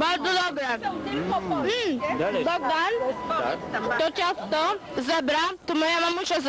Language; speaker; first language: Polish; early bilingual, heritage; Polish